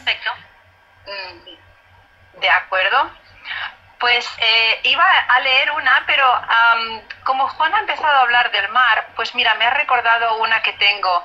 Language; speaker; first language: Spanish; native; Spanish